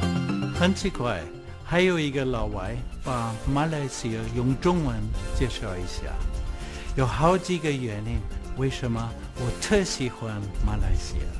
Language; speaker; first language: Chinese; non-native, fluent; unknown